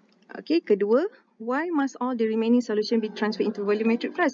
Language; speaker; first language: English; non-native, local second language; Malay